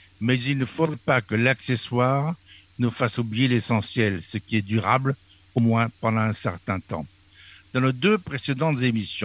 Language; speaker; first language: French; native; French